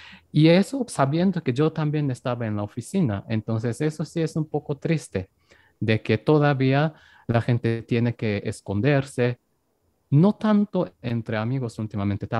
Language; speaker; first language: Spanish; non-native, fluent; Japanese